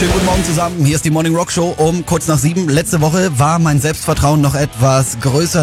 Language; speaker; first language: German; native; German